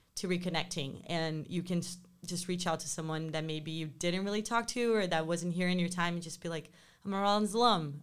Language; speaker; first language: English; non-native, fluent; Portuguese